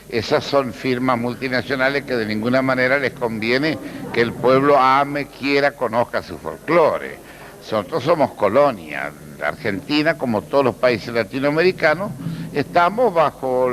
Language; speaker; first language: Spanish; native; Spanish